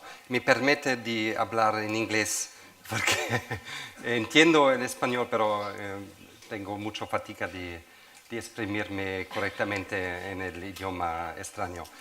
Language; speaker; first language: Spanish; non-native, learner; German